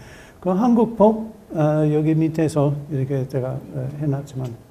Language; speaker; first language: Korean; non-native, learner; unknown